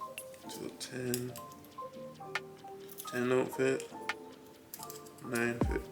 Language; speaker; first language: English; native; English